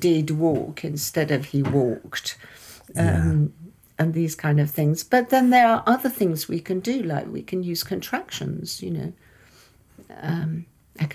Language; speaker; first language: English; early bilingual, other home language; Persian